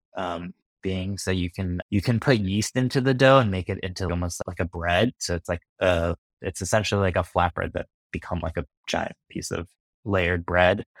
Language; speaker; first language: English; native; English